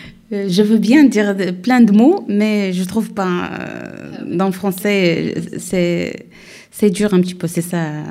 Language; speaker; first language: French; non-native, learner; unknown